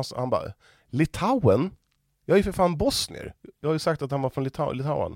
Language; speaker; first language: Swedish; native; Swedish